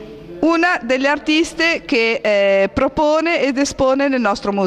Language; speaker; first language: Italian; native; Italian